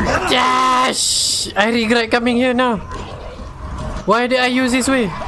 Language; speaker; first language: English; non-native, local second language; Malay